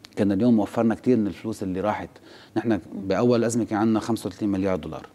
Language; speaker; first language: Arabic; native; Arabic